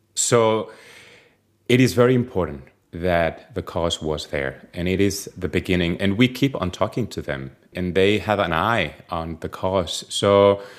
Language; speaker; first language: English; non-native, fluent; Spanish